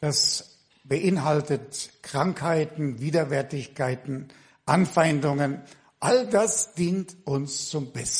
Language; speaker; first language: German; native; German